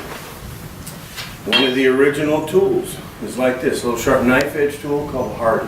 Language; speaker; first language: English; native; English